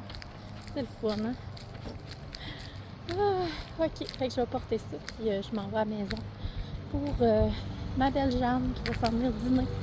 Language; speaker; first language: French; native; French